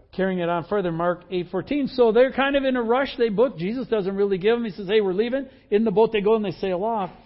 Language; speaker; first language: English; native; English